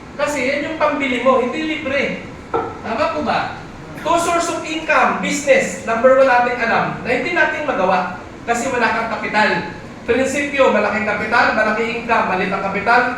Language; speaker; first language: Filipino; non-native, local second language; Bikol